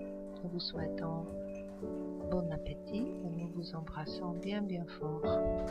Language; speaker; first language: French; non-native, fluent; Polish